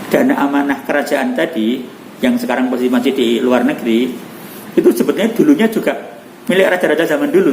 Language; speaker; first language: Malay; non-native, local second language; Javanese